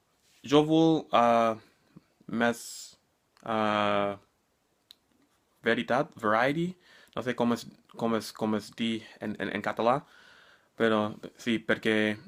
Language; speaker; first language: Catalan; non-native, learner; English